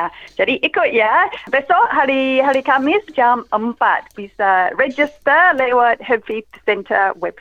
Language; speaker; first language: Indonesian; non-native, fluent; English